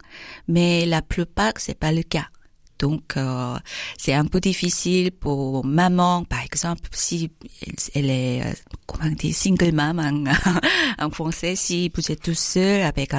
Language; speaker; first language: French; non-native, learner; Korean